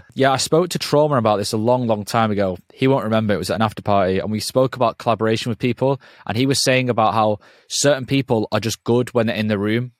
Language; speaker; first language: English; native; English